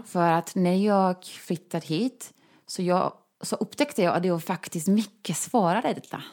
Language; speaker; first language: Swedish; non-native, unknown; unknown